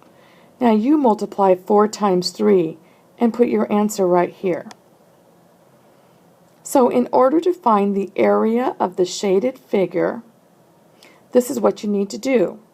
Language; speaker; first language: English; native; English